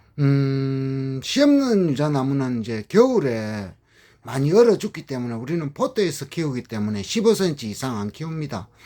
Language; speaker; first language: Korean; native; Korean